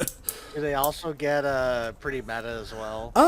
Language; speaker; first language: English; native; English